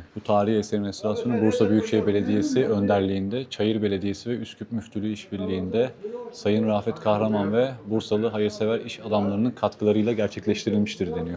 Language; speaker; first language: Turkish; native; Turkish